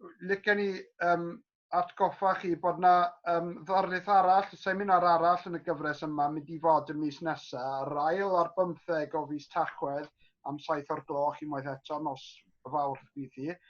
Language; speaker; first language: Welsh; native; Welsh